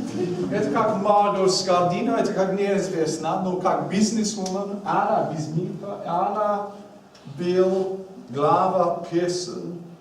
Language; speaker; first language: Russian; non-native, learner; English